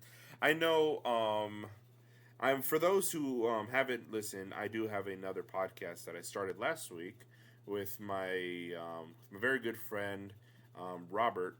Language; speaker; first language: English; native; English